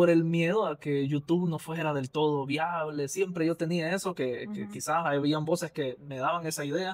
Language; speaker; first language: Spanish; native; Spanish